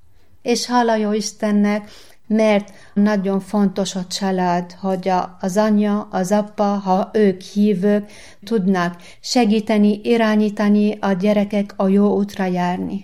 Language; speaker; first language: Hungarian; non-native, learner; Arabic